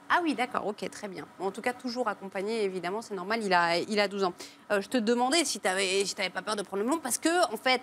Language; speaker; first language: French; native; French